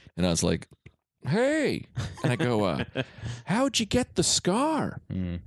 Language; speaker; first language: English; native; English